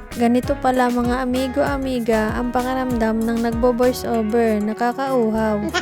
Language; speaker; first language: Filipino; non-native, local second language; Bikol